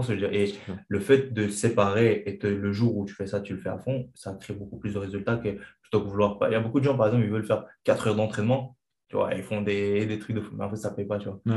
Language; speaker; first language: French; non-native, fluent; Chechen